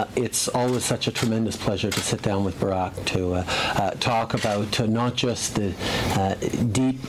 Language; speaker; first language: English; early bilingual, other home language; French